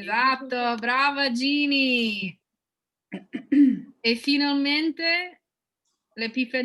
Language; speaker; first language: Italian; non-native, fluent; English